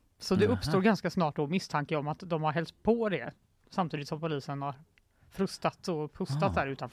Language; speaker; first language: Swedish; native; Swedish